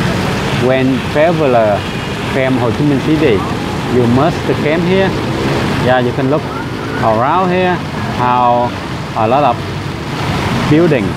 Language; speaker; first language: English; non-native, learner; Vietnamese